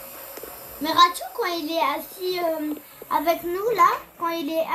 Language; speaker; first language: French; early bilingual, other home language; Portuguese